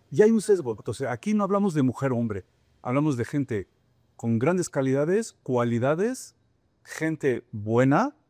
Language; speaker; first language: Spanish; non-native, fluent; French